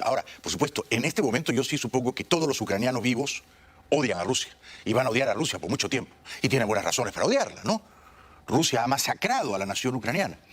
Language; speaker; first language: Spanish; native; Spanish